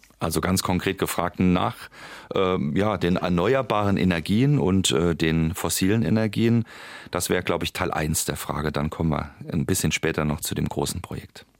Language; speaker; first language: German; native; German